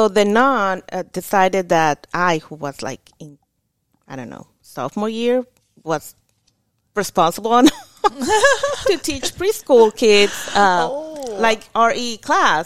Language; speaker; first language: English; non-native, fluent; Spanish